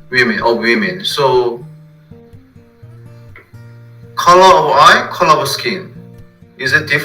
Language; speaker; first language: English; non-native, fluent; Korean